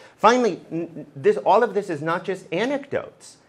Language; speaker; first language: English; native; English